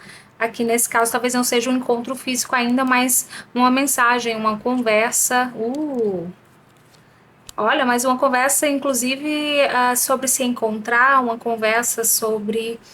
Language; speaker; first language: Portuguese; native; Portuguese